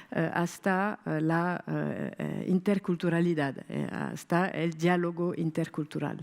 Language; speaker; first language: Spanish; non-native, fluent; French